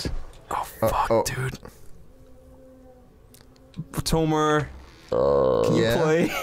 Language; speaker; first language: English; native; English